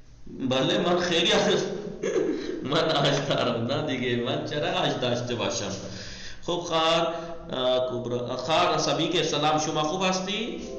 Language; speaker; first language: Persian; non-native, fluent; Urdu